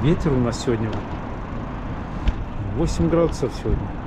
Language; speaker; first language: Russian; non-native, local second language; Kyrgyz